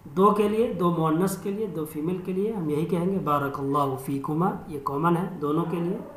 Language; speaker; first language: Urdu; native; Urdu